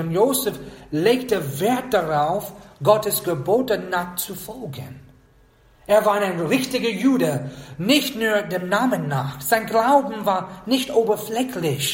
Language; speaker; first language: German; non-native, fluent; English